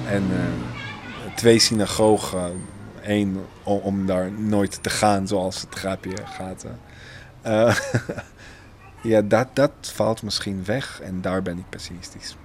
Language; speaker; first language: Dutch; non-native, fluent; Hebrew